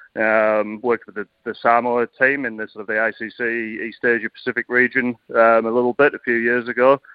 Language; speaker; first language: English; native; English